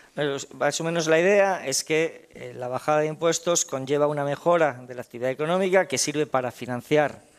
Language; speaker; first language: Spanish; native; Spanish